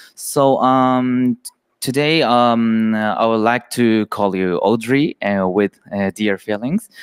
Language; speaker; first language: English; non-native, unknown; Japanese